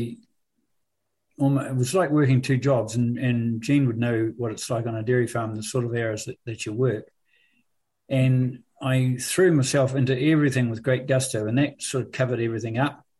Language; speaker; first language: English; native; English